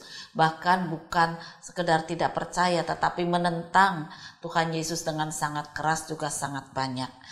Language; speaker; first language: Indonesian; native; Indonesian